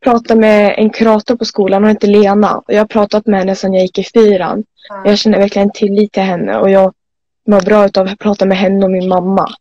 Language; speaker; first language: Swedish; native; Swedish